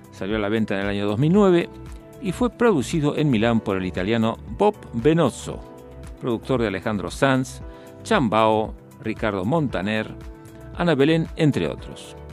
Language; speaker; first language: Spanish; native; Spanish